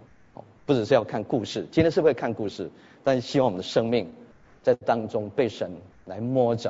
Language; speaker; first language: Chinese; native; Chinese